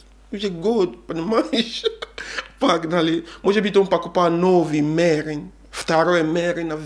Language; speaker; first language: Russian; non-native, learner; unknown